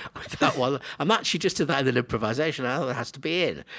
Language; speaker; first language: English; native; English